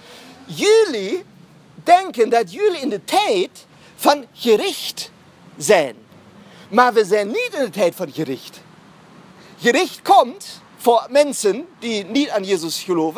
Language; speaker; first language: Dutch; non-native, fluent; German